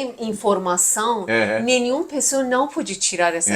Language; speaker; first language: Portuguese; non-native, learner; Persian